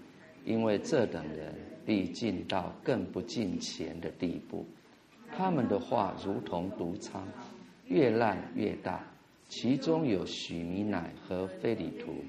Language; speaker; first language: Chinese; native; Chinese